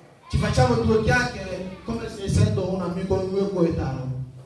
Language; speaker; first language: Italian; non-native, fluent; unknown